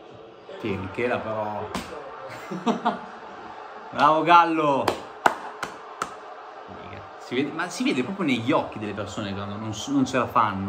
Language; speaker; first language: Italian; native; Italian